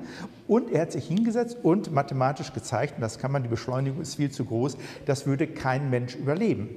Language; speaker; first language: German; native; German